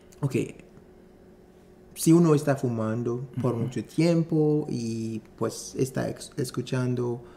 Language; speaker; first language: Spanish; non-native, fluent; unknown